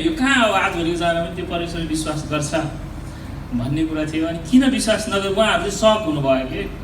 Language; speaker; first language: Nepali; native; Nepali